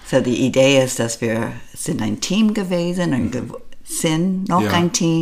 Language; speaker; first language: German; non-native, learner; English